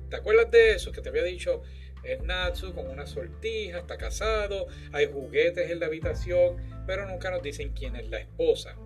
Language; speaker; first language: Spanish; native; Spanish